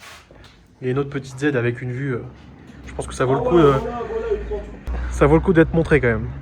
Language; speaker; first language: French; native; French